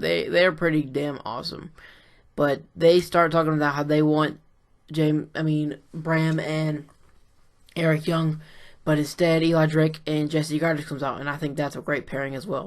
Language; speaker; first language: English; native; English